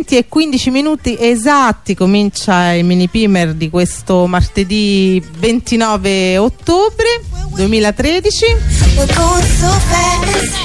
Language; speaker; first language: Italian; native; Italian